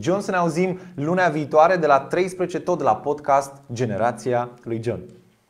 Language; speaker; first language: Romanian; native; Romanian